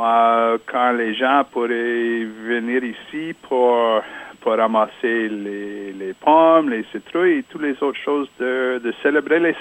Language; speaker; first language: French; non-native, local second language; English